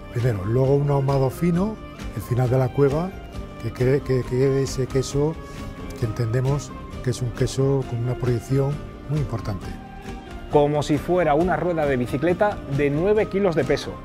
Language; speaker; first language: Spanish; native; Spanish